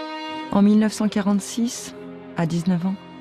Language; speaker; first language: French; native; French